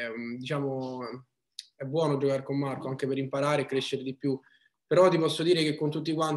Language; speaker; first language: Italian; native; Italian